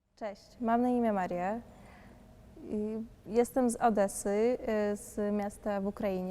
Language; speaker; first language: Polish; non-native, fluent; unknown